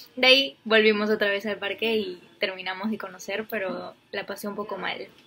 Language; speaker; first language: Spanish; native; Spanish